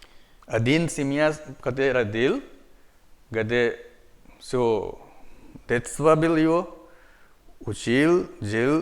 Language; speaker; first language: Russian; non-native, learner; Hindi